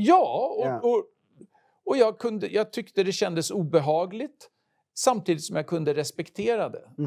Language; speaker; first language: Swedish; native; Swedish